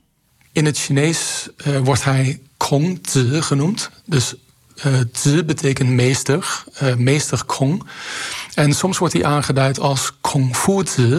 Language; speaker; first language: Dutch; native; Dutch